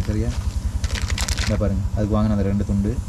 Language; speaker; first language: Tamil; native; Tamil